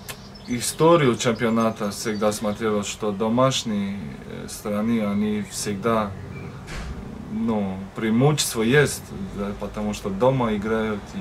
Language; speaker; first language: Russian; non-native, learner; Croatian